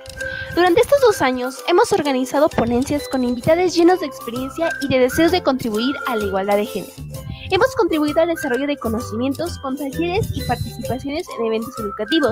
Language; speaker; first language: Spanish; native; Spanish